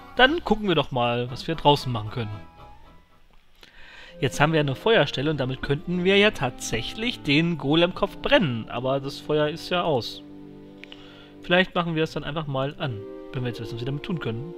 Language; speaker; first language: German; native; German